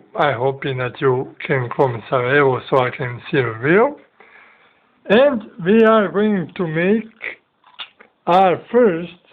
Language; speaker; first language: English; non-native, learner; Bosnian